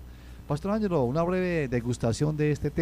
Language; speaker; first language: Spanish; native; Spanish